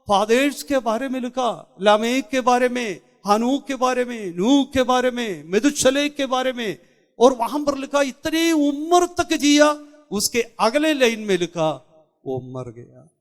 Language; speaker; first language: Hindi; non-native, local second language; Malayalam